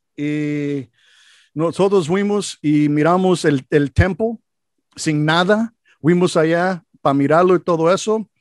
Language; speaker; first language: Spanish; non-native, learner; English